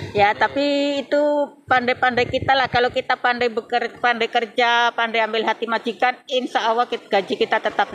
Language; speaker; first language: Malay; non-native, local second language; Javanese